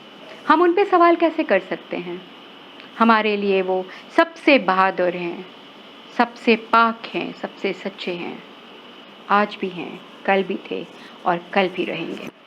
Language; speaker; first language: Hindi; native; Hindi